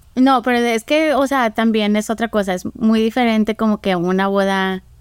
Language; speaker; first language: Spanish; early bilingual, heritage; Spanish